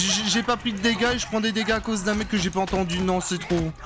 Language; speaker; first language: French; native; French